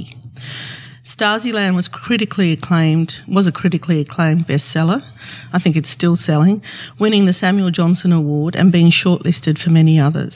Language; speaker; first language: English; non-native, local second language; Arabic